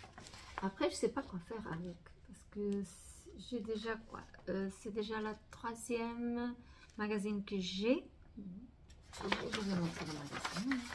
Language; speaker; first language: French; non-native, fluent; Portuguese